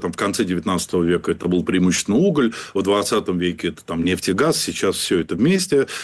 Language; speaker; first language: Russian; native; Russian